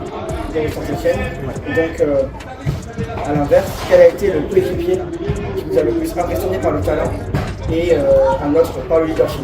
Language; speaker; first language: French; native; French